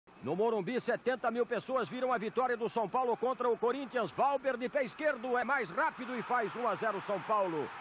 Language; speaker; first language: Portuguese; native; Portuguese